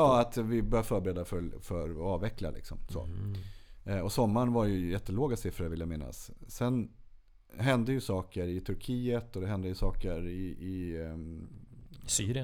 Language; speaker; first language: Swedish; native; Swedish